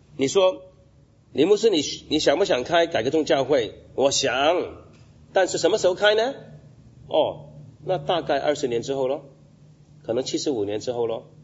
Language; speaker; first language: Chinese; non-native, local second language; Cantonese